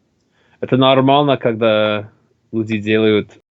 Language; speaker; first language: Russian; non-native, learner; English